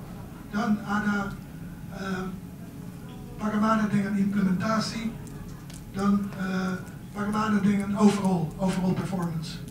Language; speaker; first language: Indonesian; non-native, fluent; Dutch